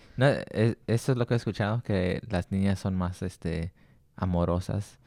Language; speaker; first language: Spanish; early bilingual, heritage; Spanish